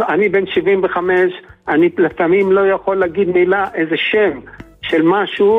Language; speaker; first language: Hebrew; non-native, fluent; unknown